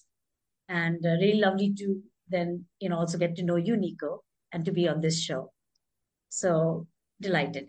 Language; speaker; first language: English; non-native, local second language; Hindi